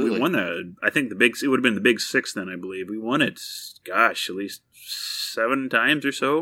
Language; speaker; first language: English; native; English